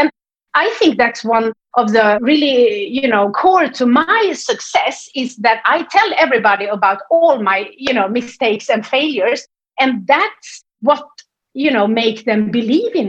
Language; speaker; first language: English; non-native, fluent; Swedish